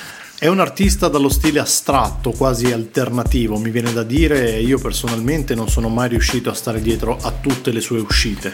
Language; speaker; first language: Italian; native; Italian